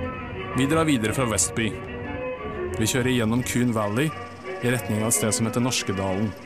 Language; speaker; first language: Norwegian; native; Norwegian